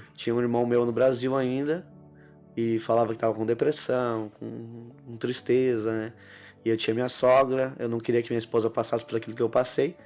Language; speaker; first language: Portuguese; native; Portuguese